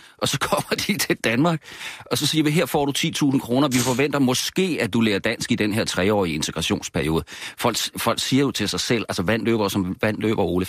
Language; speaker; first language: Danish; native; Danish